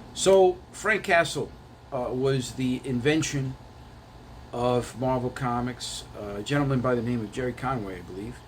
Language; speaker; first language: English; native; English